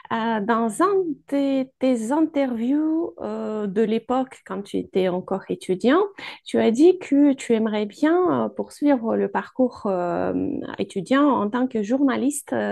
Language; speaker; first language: French; non-native, fluent; Ukrainian